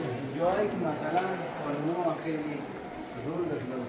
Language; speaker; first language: Persian; native; Persian